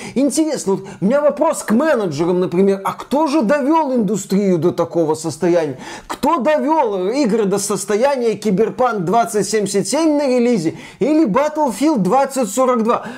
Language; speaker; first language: Russian; native; Russian